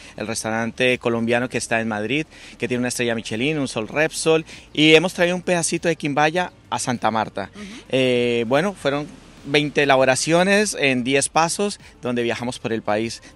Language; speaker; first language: Spanish; native; Spanish